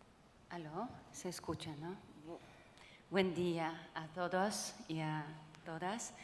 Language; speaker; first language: Spanish; non-native, fluent; Polish